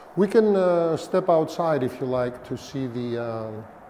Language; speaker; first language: English; non-native, fluent; Greek